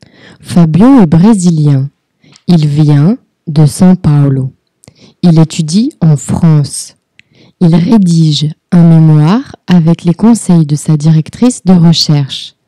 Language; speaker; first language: French; non-native, fluent; Portuguese